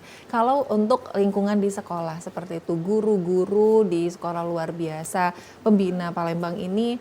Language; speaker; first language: Indonesian; native; Indonesian